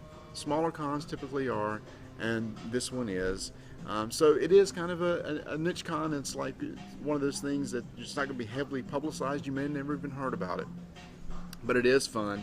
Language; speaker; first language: English; native; English